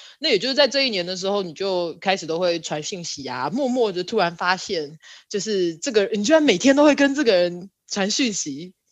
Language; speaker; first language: Chinese; native; Chinese